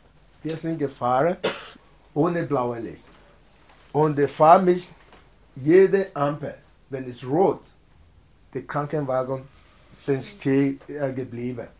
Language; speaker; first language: German; non-native, learner; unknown